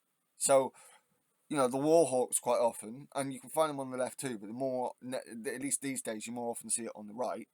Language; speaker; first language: English; native; English